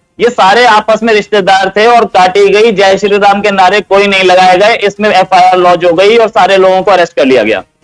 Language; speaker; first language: Hindi; native; Hindi